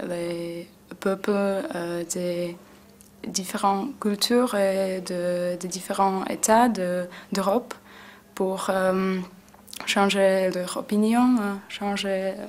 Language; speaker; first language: French; non-native, learner; Slovak